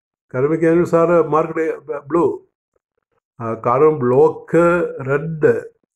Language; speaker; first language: English; non-native, local second language; Malayalam